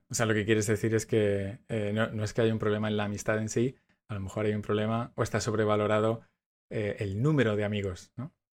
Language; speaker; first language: Spanish; native; Spanish